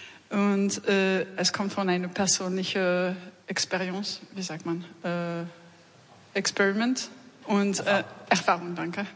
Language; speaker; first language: German; non-native, learner; French